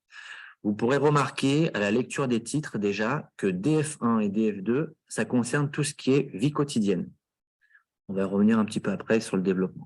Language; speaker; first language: French; native; French